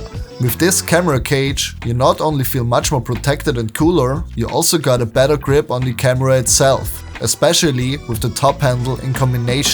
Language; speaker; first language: English; non-native, fluent; German